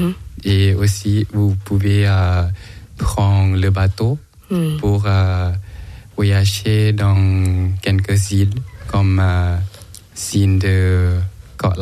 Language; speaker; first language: French; non-native, learner; Thai